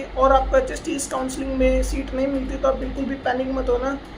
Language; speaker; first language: Hindi; native; Hindi